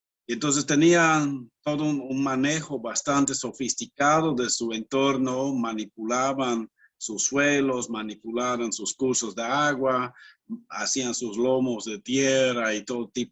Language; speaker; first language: Spanish; non-native, fluent; Dutch